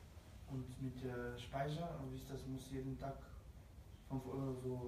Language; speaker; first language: German; non-native, learner; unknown